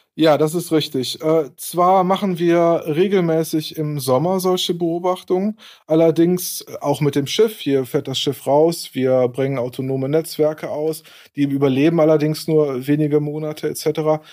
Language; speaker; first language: German; native; German